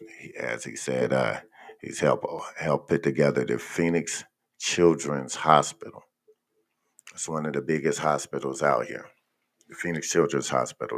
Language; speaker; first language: English; native; English